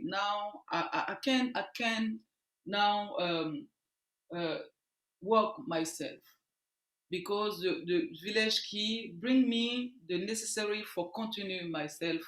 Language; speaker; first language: English; non-native, learner; French